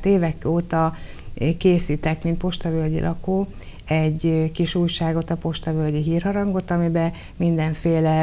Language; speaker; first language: Hungarian; native; Hungarian